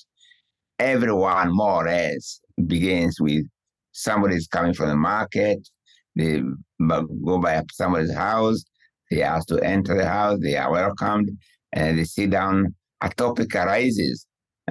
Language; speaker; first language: English; non-native, local second language; Kikuyu